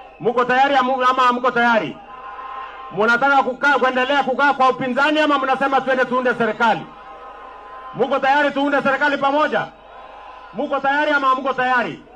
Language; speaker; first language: Swahili; non-native, local second language; Kalenjin